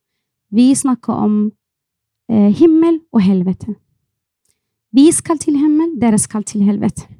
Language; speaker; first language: Norwegian; non-native, fluent; Arabic